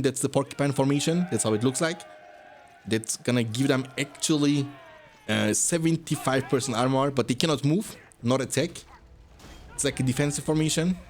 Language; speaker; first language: English; non-native, fluent; German